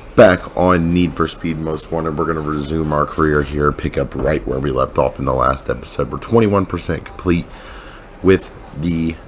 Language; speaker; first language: English; native; English